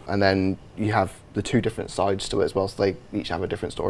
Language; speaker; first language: English; native; English